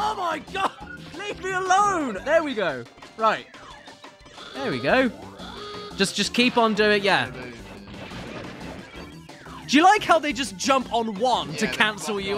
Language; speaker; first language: English; native; English